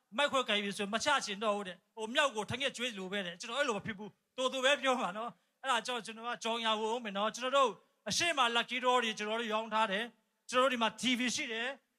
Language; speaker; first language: Burmese; non-native, local second language; Hakha Chin